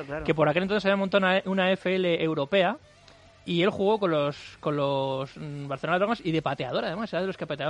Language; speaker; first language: Spanish; native; Spanish